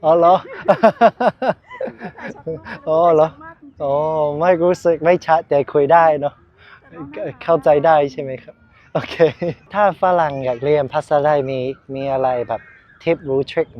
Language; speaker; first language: Thai; non-native, learner; English